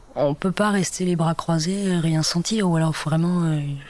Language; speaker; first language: French; native; French